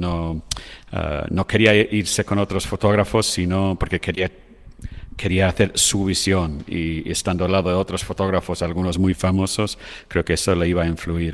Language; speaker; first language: Spanish; non-native, fluent; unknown